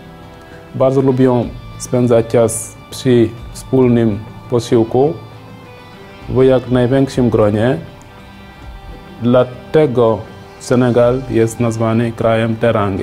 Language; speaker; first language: Polish; non-native, fluent; Wolof